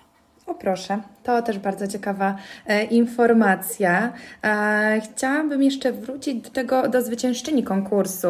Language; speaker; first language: Polish; native; Polish